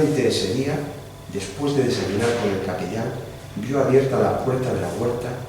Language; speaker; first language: Spanish; native; Spanish